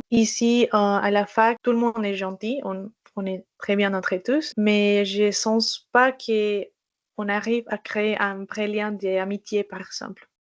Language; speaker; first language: French; non-native, fluent; Spanish